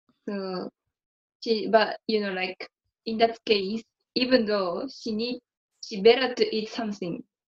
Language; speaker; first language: English; non-native, learner; Japanese